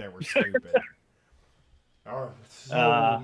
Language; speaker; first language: English; native; English